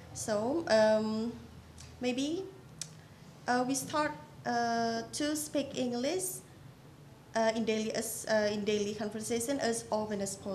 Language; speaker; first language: English; non-native, fluent; Indonesian